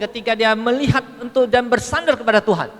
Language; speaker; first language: Indonesian; native; Indonesian